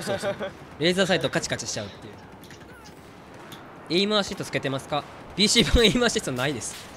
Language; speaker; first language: Japanese; native; Japanese